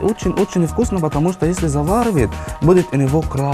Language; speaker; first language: Russian; non-native, learner; Arabic